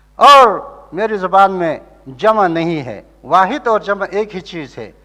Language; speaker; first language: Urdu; non-native, local second language; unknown